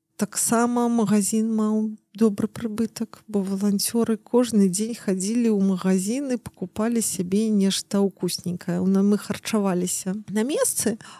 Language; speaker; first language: Belarusian; non-native, local second language; Russian